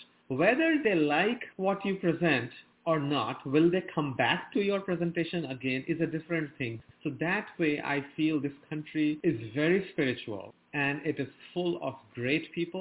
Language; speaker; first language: English; non-native, local second language; Bangla